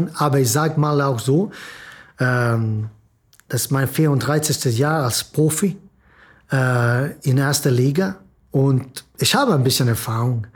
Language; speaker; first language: German; non-native, fluent; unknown